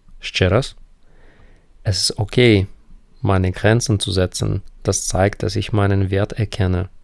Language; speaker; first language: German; non-native, fluent; Ukrainian